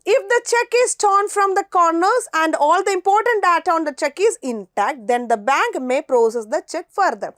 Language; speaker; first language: English; non-native, local second language; Malayalam